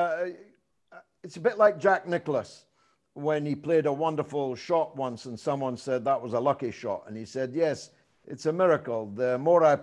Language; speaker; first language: English; native; English